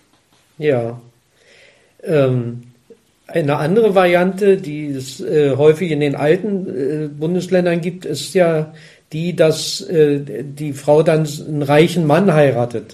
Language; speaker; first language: German; native; German